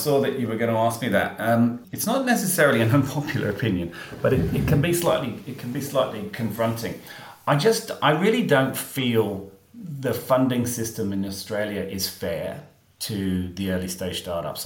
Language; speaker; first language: English; native; English